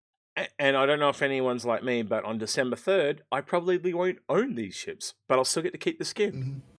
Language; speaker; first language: English; native; English